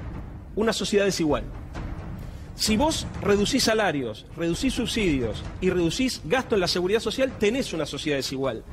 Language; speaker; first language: Spanish; native; Spanish